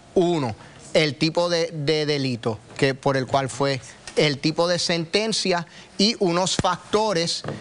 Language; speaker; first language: Spanish; native; Spanish